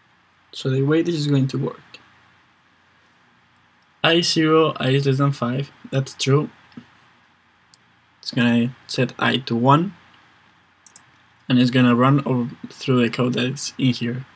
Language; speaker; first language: English; non-native, fluent; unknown